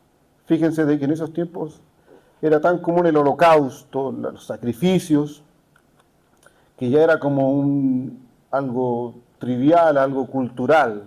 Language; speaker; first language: Spanish; native; Spanish